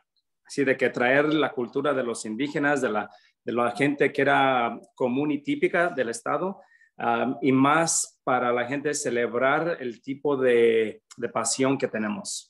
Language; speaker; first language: Spanish; early bilingual, other home language; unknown